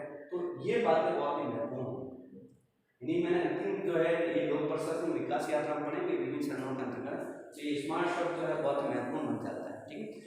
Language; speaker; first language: Hindi; native; Hindi